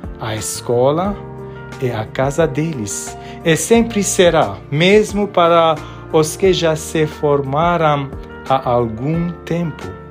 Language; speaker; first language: Portuguese; non-native, fluent; Armenian